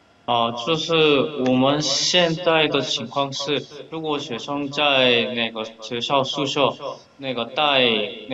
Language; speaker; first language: Chinese; non-native, fluent; Korean